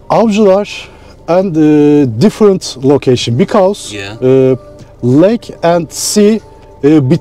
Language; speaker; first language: English; non-native, learner; Turkish